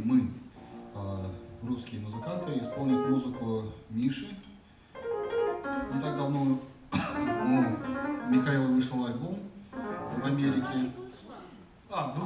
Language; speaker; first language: Russian; native; Russian